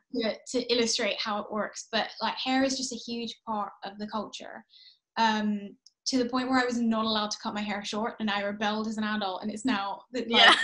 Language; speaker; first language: English; early bilingual, heritage; English